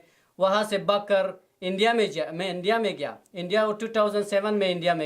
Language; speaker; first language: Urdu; non-native, learner; Persian